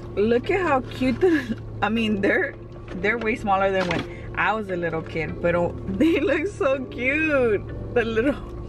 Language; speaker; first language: English; early bilingual, other home language; Spanish